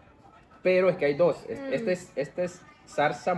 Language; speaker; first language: Spanish; native; Spanish